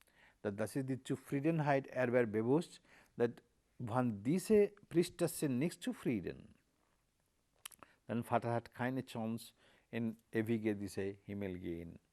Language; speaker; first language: German; non-native, learner; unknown